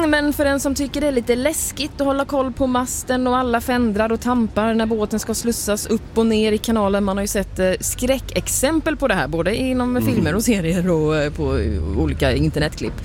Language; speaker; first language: Swedish; native; Swedish